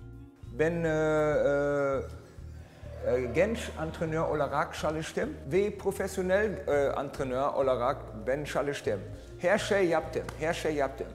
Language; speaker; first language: Turkish; non-native, learner; German